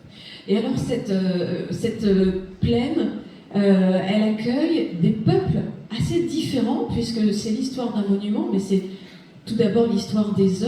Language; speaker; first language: French; native; French